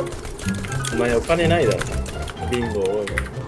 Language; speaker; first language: Japanese; native; Japanese